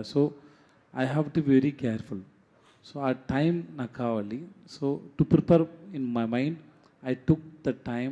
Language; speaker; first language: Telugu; non-native, learner; Tamil